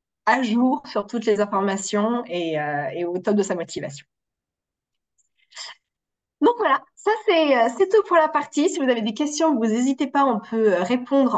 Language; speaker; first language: French; native; French